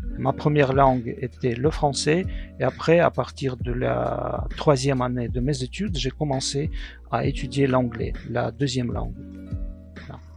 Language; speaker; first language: French; non-native, fluent; Russian